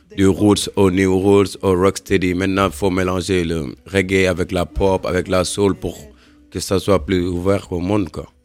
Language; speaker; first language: French; non-native, local second language; Wolof